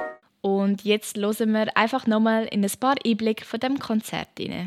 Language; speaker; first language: German; native; German